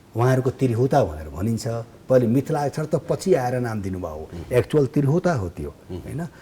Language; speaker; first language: Nepali; non-native, local second language; Bhojpuri